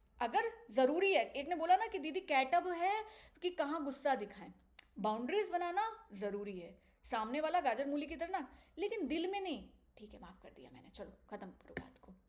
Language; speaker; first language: Hindi; native; Hindi